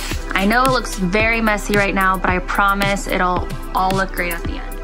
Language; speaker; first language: English; native; English